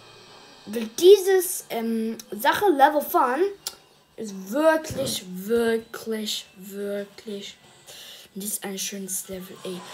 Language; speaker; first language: German; early bilingual, other home language; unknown